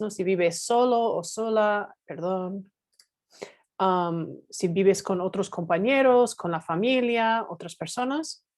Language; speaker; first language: Spanish; non-native, fluent; English